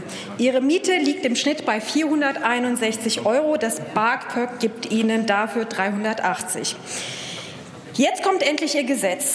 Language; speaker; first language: German; early bilingual, other home language; Turkish